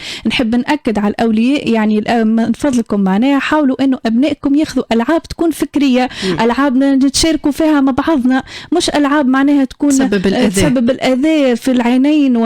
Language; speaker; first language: Arabic; native; Arabic